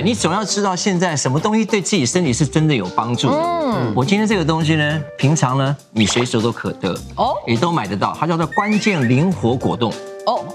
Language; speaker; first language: Chinese; native; Chinese